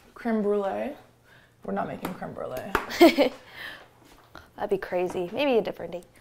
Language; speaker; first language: English; non-native, fluent; Norwegian